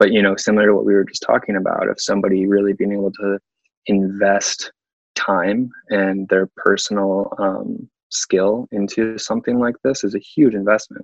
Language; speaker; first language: English; native; English